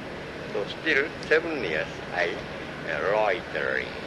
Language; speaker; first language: English; non-native, learner; Japanese